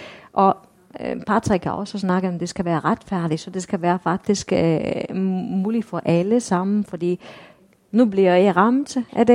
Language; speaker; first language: Danish; non-native, fluent; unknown